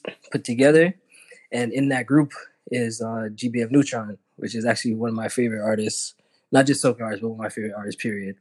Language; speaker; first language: English; native; English